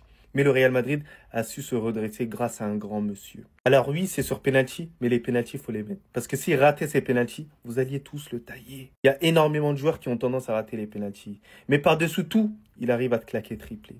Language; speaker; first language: French; native; French